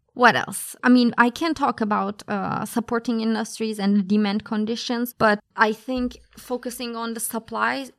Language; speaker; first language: English; non-native, fluent; Turkish